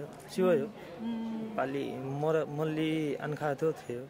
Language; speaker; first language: Korean; non-native, learner; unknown